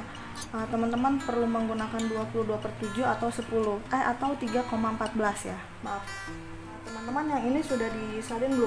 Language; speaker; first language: Indonesian; native; Indonesian